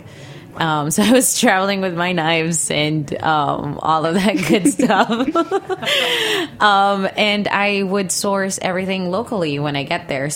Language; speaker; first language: English; non-native, local second language; Filipino